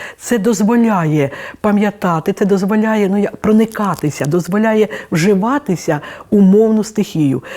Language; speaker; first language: Ukrainian; native; Ukrainian